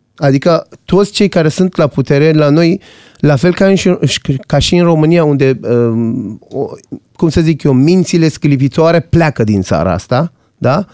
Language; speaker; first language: Romanian; non-native, fluent; Persian